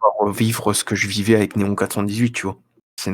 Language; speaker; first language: French; native; French